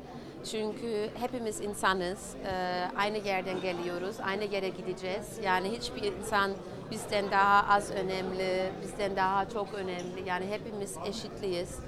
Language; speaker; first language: Turkish; early bilingual, heritage; German